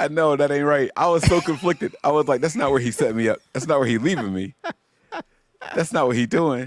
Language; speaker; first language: English; native; English